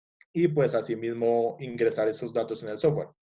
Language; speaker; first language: Spanish; native; Spanish